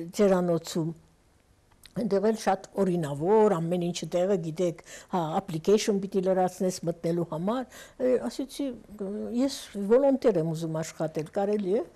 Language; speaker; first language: Armenian; early bilingual, heritage; Armenian